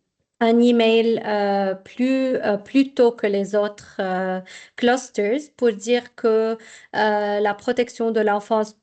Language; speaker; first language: French; non-native, fluent; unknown